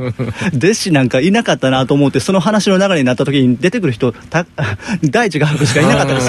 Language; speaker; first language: Japanese; native; Japanese